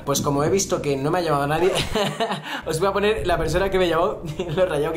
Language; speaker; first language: Spanish; native; Spanish